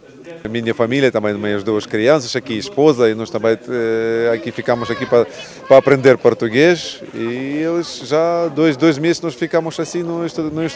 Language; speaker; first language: Portuguese; non-native, learner; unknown